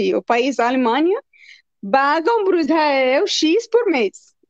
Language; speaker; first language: Portuguese; non-native, fluent; Arabic